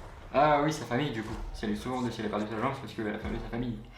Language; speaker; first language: French; native; French